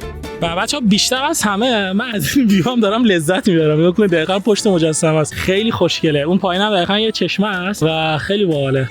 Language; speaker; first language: Persian; native; Persian